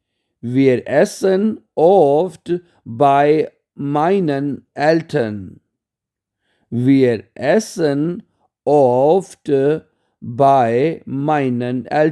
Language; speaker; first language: German; non-native, fluent; Urdu